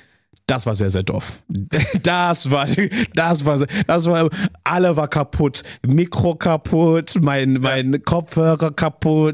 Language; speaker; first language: German; non-native, learner; English